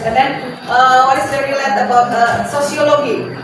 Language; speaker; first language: English; non-native, learner; Indonesian